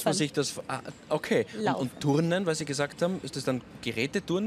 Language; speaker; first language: German; native; German